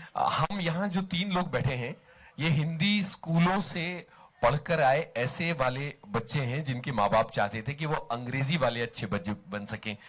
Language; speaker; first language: Hindi; native; Hindi